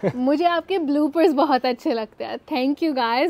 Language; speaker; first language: Hindi; early bilingual, heritage; Hindi